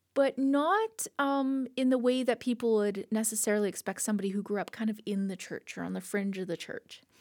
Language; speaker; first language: English; native; English